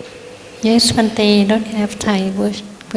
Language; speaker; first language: English; non-native, learner; Thai